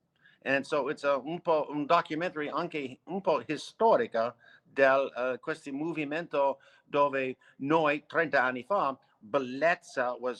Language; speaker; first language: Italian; non-native, learner; English